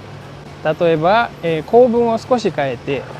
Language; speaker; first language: Japanese; non-native, fluent; Indonesian